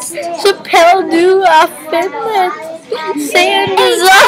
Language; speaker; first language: French; non-native, learner; English